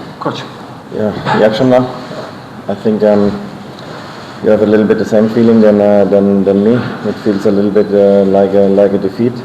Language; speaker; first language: English; non-native, fluent; German